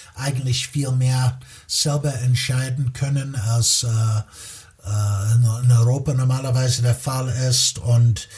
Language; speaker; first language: German; non-native, fluent; English